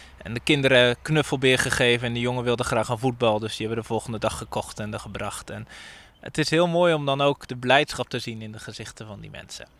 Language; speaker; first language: Dutch; native; Dutch